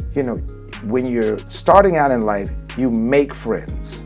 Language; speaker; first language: English; native; English